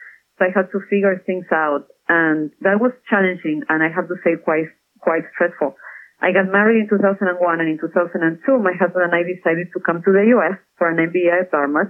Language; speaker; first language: English; non-native, fluent; Spanish